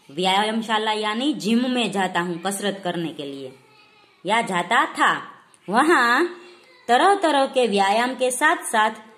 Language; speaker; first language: Hindi; non-native, local second language; Gujarati